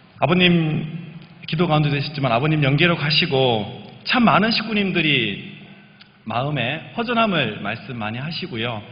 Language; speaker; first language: Korean; native; Korean